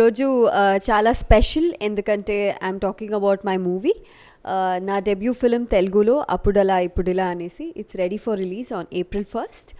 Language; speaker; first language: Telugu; non-native, local second language; Kannada